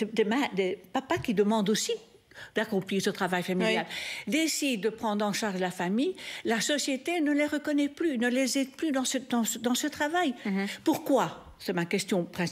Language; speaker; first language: French; native; French